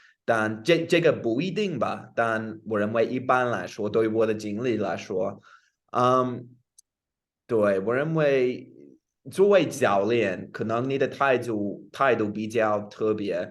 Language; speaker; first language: Chinese; non-native, fluent; English